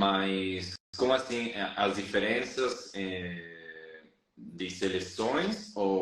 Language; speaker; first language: Portuguese; non-native, fluent; Spanish